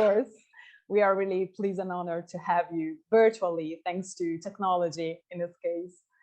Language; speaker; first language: English; non-native, fluent; Italian